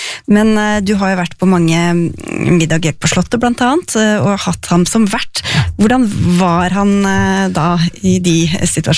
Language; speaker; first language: Norwegian; native; Norwegian